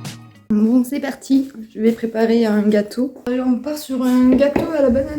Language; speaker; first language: French; native; French